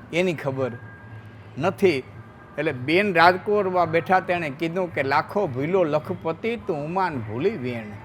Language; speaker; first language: Gujarati; non-native, local second language; Kachhi